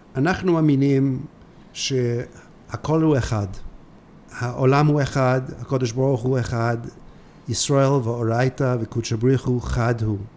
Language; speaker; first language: Hebrew; non-native, fluent; English